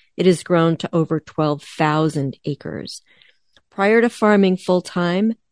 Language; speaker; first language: English; native; English